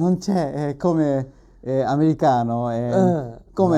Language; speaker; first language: Italian; non-native, learner; Japanese